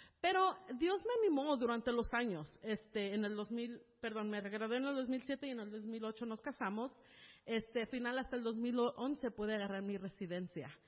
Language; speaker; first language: Spanish; early bilingual, heritage; Spanish